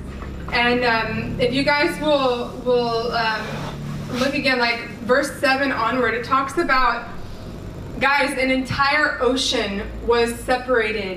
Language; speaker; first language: English; native; English